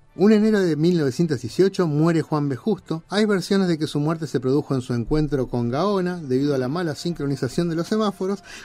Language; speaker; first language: Spanish; native; Spanish